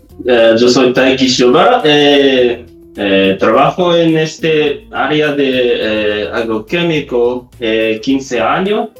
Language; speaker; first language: Spanish; non-native, learner; Japanese